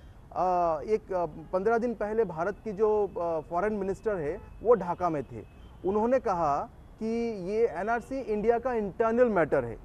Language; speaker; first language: Urdu; non-native, local second language; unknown